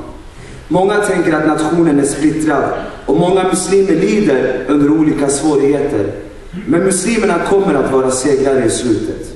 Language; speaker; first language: Swedish; non-native, fluent; Albanian